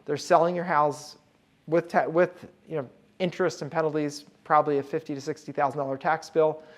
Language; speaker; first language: English; native; English